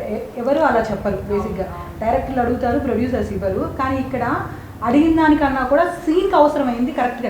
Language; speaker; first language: Telugu; native; Telugu